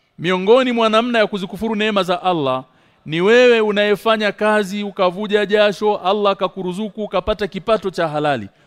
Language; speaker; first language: Swahili; native; Swahili